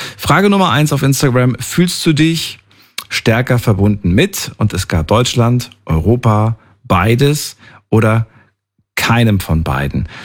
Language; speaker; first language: German; native; German